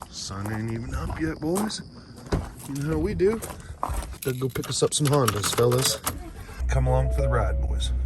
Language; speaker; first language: English; native; English